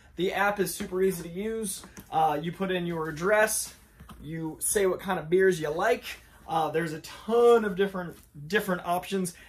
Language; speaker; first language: English; native; English